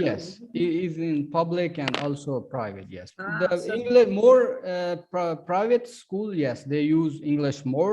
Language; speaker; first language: English; non-native, local second language; Urdu